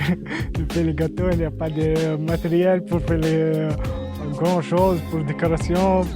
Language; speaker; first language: French; non-native, learner; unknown